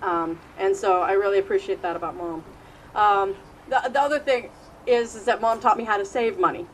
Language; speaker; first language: English; native; English